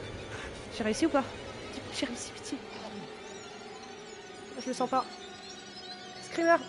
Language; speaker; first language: French; native; French